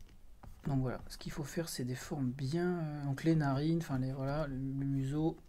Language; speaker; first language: French; native; French